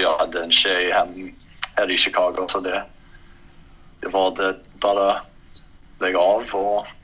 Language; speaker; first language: Swedish; non-native, fluent; English